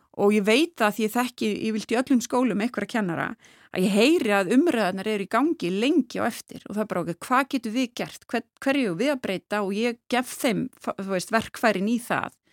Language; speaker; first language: Icelandic; native; Icelandic